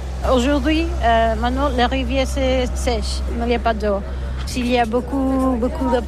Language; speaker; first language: French; non-native, learner; Catalan